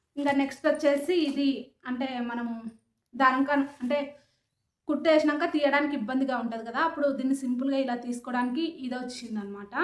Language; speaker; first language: Telugu; native; Telugu